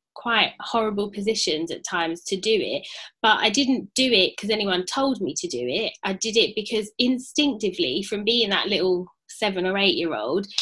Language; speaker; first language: English; native; English